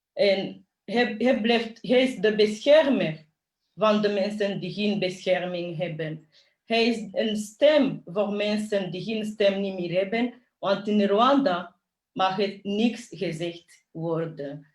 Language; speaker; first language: Dutch; non-native, fluent; Kinyarwanda